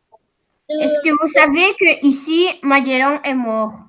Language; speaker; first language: French; non-native, learner; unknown